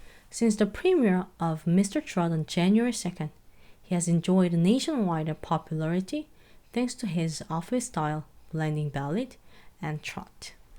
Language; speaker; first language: English; non-native, fluent; Korean